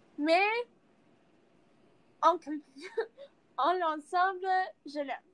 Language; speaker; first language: French; non-native, learner; English